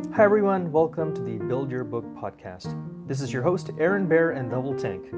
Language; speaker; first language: English; early bilingual, other home language; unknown